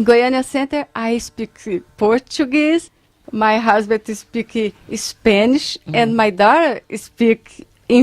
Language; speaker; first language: English; non-native, learner; Portuguese